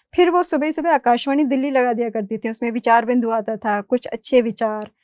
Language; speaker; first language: Hindi; native; Hindi